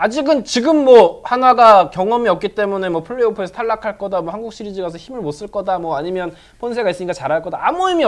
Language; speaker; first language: Korean; native; Korean